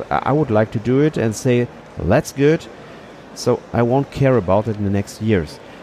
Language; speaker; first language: English; non-native, fluent; German